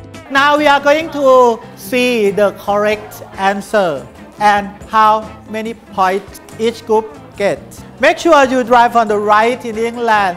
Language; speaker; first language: English; non-native, fluent; Thai